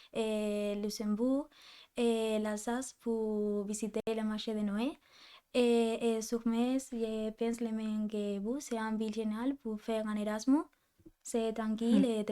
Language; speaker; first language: French; non-native, fluent; Spanish